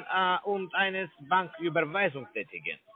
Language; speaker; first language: German; non-native, learner; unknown